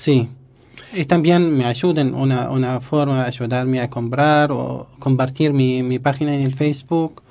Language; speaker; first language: Spanish; non-native, learner; Arabic